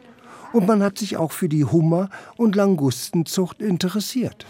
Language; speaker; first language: German; native; German